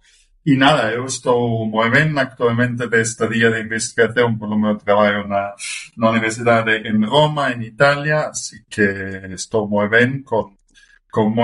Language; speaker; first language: Galician; non-native, fluent; German